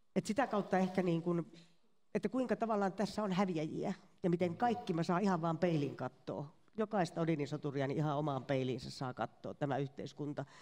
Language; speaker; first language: Finnish; native; Finnish